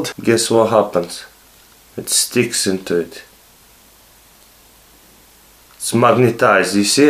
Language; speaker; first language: English; non-native, fluent; Russian